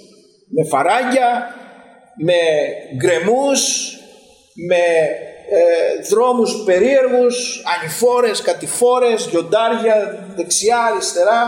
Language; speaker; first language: Greek; native; Greek